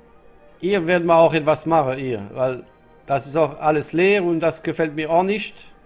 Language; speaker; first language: German; non-native, learner; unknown